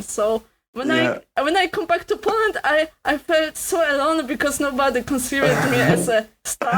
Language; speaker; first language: English; non-native, learner; Polish